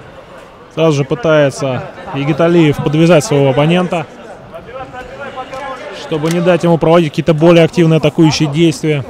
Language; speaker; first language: Russian; native; Russian